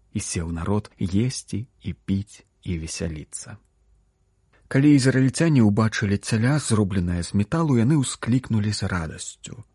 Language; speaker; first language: Belarusian; native; Belarusian